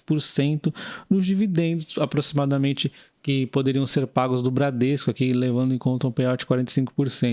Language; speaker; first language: Portuguese; native; Portuguese